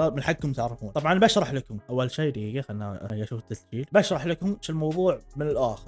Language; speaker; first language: Arabic; native; Arabic